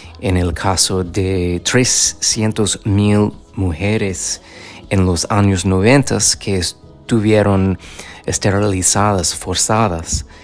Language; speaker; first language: Spanish; non-native, fluent; English